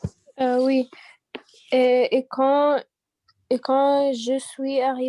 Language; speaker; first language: French; non-native, learner; Arabic